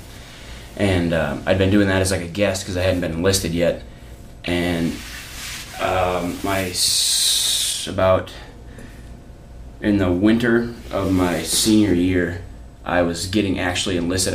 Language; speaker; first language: English; native; English